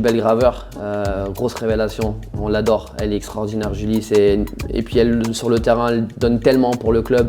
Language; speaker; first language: French; native; French